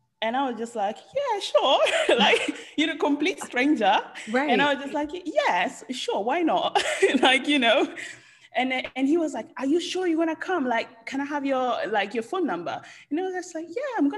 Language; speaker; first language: English; non-native, fluent; Italian